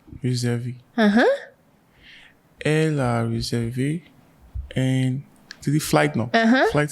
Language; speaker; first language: French; non-native, learner; English